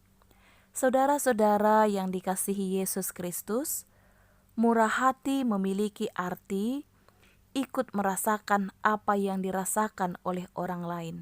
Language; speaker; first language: Malay; native; Malay